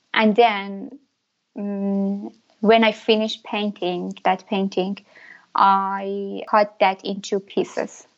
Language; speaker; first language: English; non-native, fluent; Persian